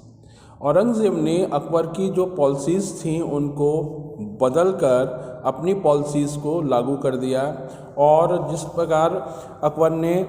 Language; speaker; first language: Hindi; native; Hindi